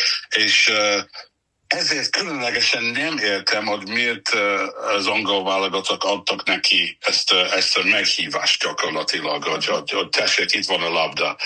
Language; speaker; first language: Hungarian; non-native, learner; English